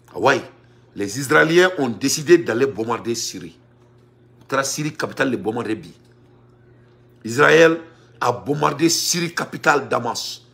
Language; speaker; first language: French; non-native, local second language; Bambara